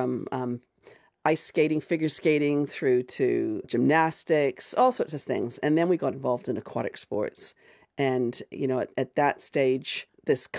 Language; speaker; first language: English; native; English